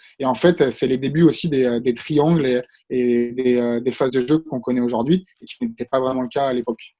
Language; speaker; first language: French; native; French